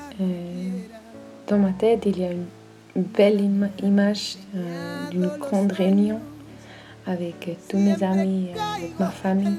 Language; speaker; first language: French; non-native, learner; German